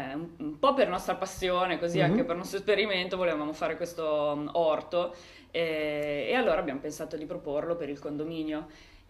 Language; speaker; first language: Italian; native; Italian